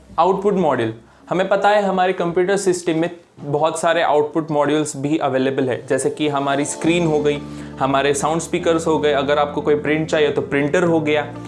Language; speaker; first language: Hindi; non-native, local second language; Marathi